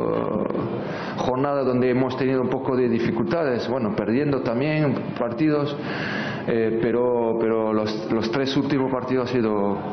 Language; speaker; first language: Spanish; non-native, fluent; French